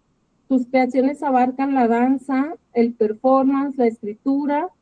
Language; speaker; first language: Spanish; native; Spanish